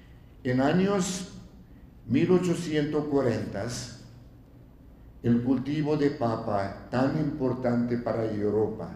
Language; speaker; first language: Spanish; non-native, fluent; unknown